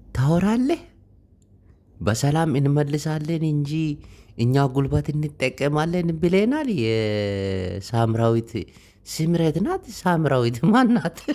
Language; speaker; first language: Amharic; non-native, local second language; Tigrinya